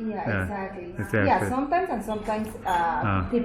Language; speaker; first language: English; non-native, learner; Spanish